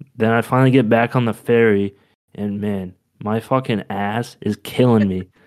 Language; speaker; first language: English; native; English